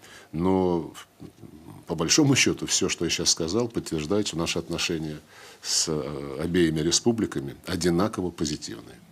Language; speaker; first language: Russian; native; Russian